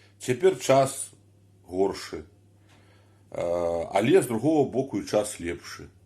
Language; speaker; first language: Belarusian; native; Belarusian